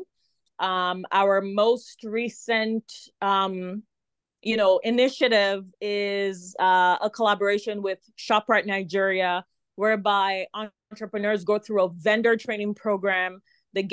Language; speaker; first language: English; non-native, local second language; Yoruba